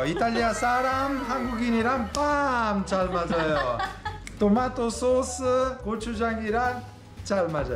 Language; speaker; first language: Korean; non-native, fluent; Italian